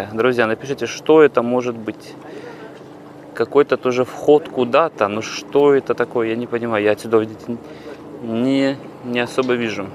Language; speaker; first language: Russian; native; Russian